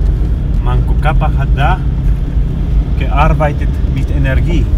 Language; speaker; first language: German; non-native, learner; Spanish